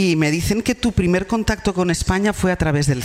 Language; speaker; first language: Spanish; native; Spanish